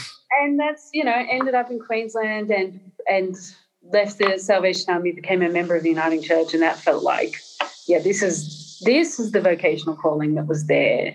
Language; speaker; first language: English; native; English